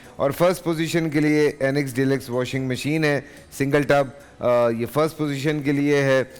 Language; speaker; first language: Urdu; native; Urdu